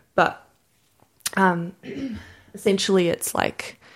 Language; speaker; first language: English; native; English